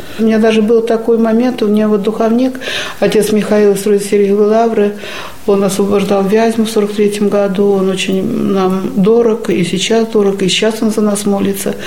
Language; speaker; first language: Russian; native; Russian